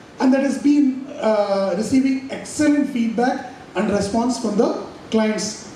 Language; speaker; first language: English; non-native, local second language; Tamil